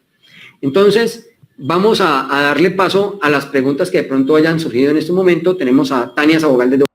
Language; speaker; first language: Spanish; native; Spanish